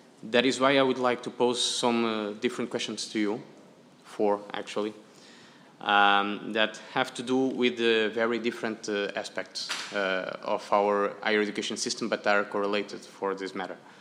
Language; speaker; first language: English; non-native, fluent; Portuguese